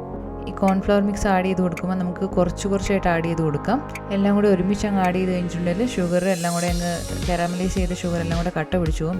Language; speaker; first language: Malayalam; native; Malayalam